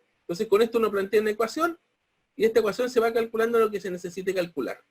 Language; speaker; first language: Spanish; native; Spanish